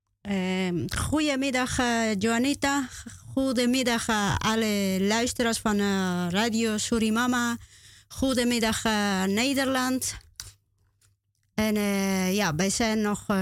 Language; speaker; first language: Dutch; non-native, learner; Spanish